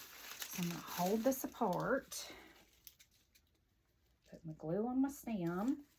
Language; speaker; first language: English; native; English